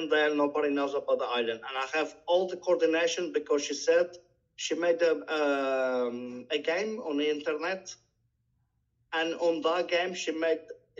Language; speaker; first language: English; non-native, learner; Portuguese